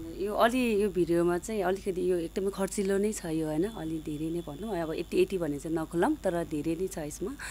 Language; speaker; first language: Nepali; non-native, local second language; Sherpa